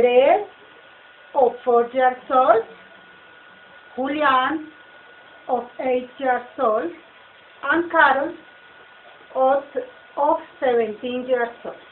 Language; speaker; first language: English; non-native, learner; Spanish